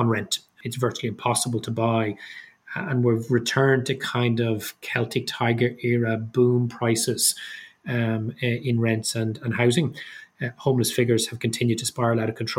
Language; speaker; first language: English; native; English